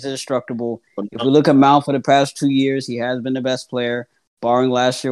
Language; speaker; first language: English; non-native, local second language; Akan